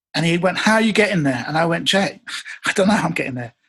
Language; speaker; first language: English; native; English